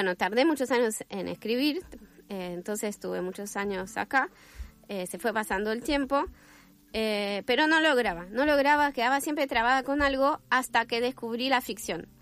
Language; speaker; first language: Spanish; non-native, fluent; French